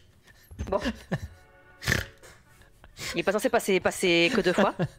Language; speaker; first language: French; native; French